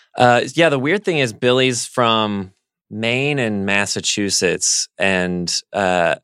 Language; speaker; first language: English; native; English